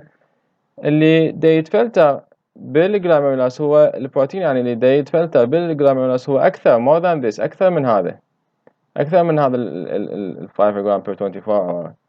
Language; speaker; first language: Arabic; native; Arabic